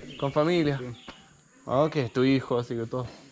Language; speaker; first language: Spanish; non-native, learner; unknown